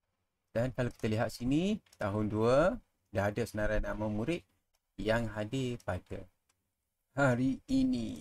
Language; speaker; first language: Malay; native; Malay